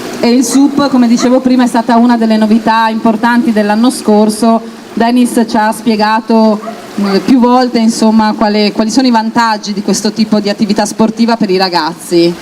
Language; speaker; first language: Italian; native; Italian